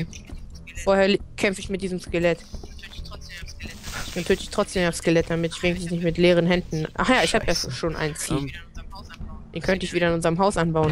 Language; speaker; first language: German; native; German